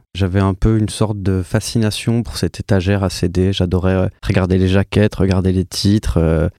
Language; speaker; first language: French; native; French